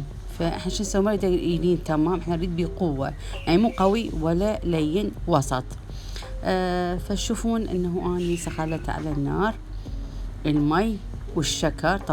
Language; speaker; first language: Arabic; native; Arabic